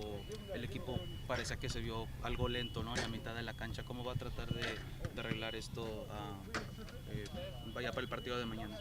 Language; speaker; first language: Spanish; native; Spanish